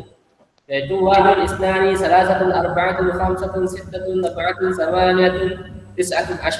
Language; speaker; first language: Arabic; non-native, fluent; Indonesian